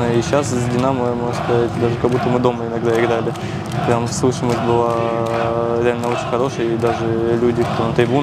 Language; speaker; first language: Russian; native; Russian